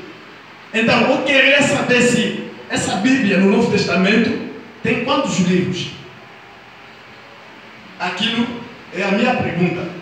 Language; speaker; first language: Portuguese; non-native, learner; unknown